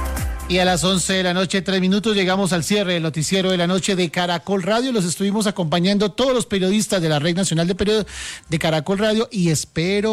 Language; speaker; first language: Spanish; native; Spanish